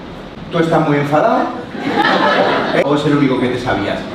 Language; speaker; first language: Spanish; native; Spanish